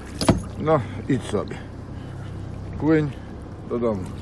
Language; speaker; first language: Polish; native; Polish